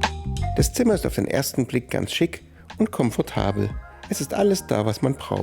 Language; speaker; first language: German; native; German